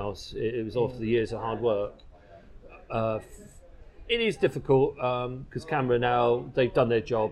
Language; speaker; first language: English; native; English